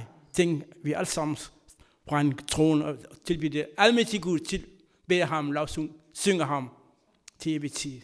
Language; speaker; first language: Danish; non-native, fluent; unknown